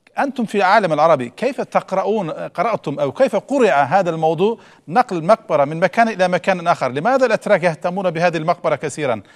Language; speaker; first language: Arabic; non-native, fluent; Turkish